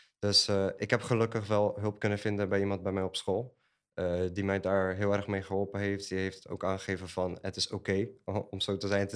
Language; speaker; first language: Dutch; early bilingual, other home language; Polish